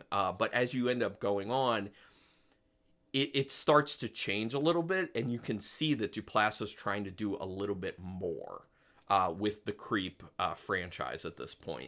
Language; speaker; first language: English; native; English